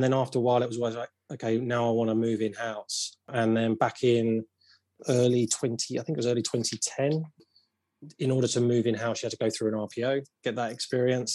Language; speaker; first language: English; native; English